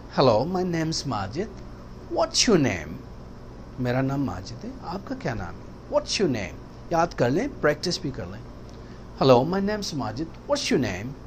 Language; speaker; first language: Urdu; native; Urdu